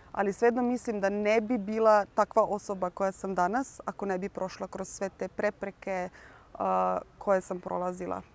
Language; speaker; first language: Serbian; early bilingual, other home language; Slovenian